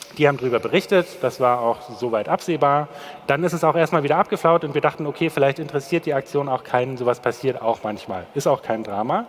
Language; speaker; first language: German; native; German